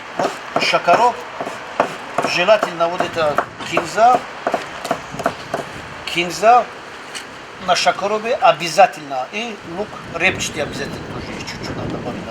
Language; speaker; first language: Russian; non-native, local second language; Tajik